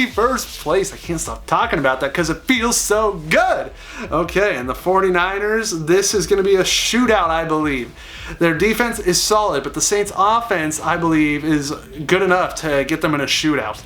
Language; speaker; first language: English; native; English